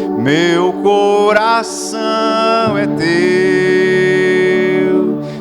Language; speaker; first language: Portuguese; native; Portuguese